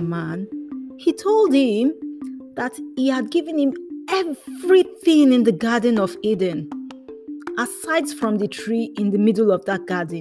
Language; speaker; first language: English; non-native, local second language; Yoruba